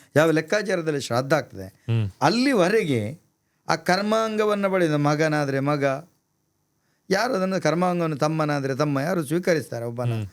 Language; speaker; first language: Kannada; non-native, local second language; Tulu